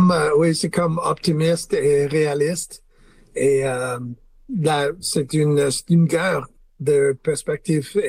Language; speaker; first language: French; non-native, learner; English